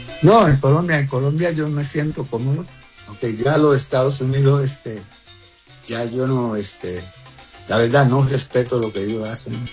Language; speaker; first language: Spanish; early bilingual, heritage; Spanish